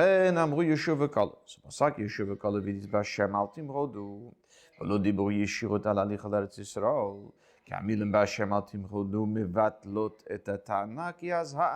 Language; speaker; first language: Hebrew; non-native, fluent; French